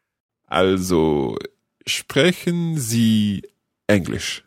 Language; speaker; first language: German; non-native, learner; English